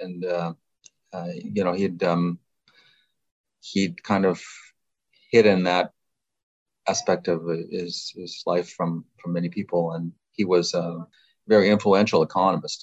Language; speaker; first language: English; native; English